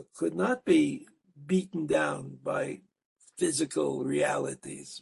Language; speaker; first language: English; native; English